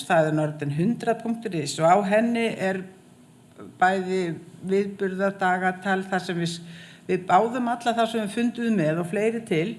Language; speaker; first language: Icelandic; native; Icelandic